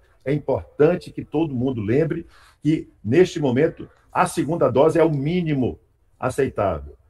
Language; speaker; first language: Portuguese; native; Portuguese